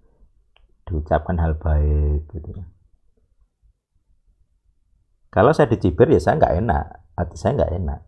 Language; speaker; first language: Indonesian; native; Indonesian